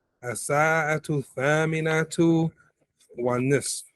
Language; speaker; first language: Arabic; non-native, learner; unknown